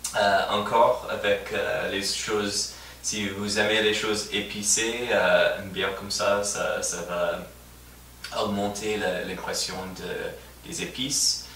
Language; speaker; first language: French; non-native, fluent; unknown